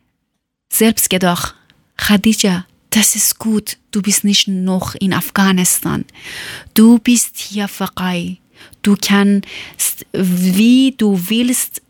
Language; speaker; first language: German; non-native, learner; Persian